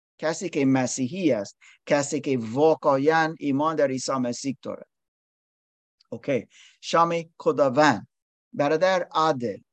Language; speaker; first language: Persian; non-native, learner; English